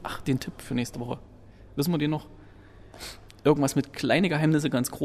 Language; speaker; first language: German; native; German